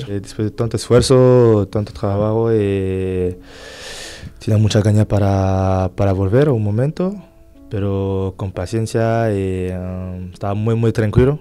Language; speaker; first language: Spanish; non-native, fluent; French